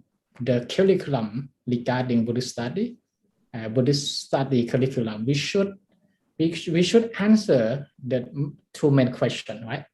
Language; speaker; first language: English; non-native, learner; Thai